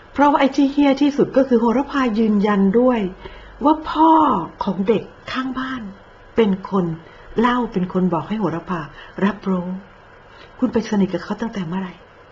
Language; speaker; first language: Thai; native; Thai